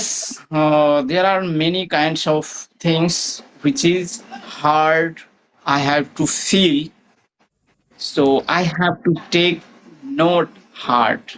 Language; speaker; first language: English; non-native, learner; Maithili